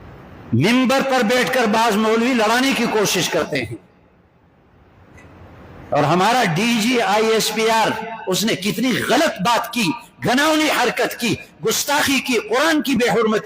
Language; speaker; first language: Urdu; non-native, local second language; Northern Hindko